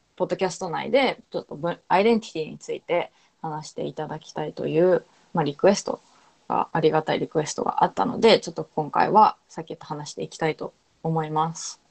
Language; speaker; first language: Japanese; native; Japanese